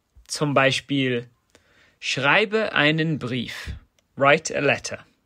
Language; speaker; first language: German; non-native, fluent; English